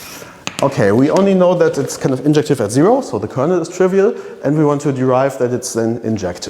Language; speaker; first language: English; non-native, fluent; German